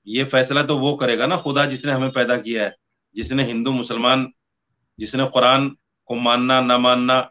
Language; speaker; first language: Hindi; native; Hindi